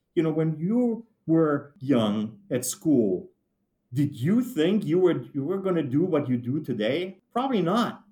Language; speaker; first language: English; non-native, fluent; German